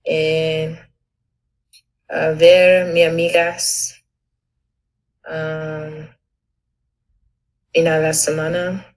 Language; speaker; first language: Spanish; non-native, learner; English